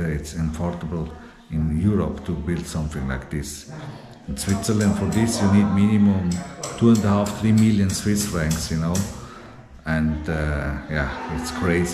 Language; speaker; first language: English; non-native, fluent; Italian